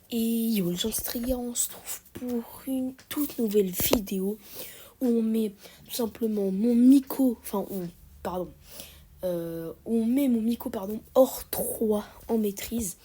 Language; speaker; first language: French; native; French